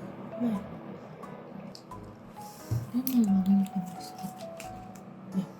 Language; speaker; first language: Korean; non-native, fluent; Japanese